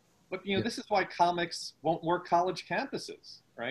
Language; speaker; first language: English; native; English